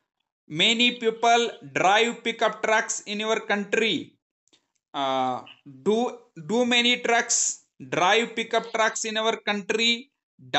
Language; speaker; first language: English; non-native, learner; Hindi